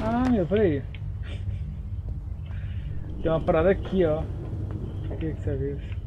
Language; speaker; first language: Portuguese; native; Portuguese